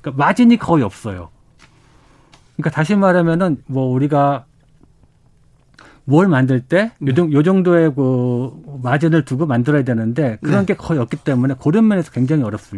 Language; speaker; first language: Korean; native; Korean